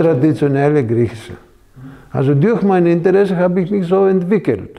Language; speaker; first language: German; non-native, fluent; Greek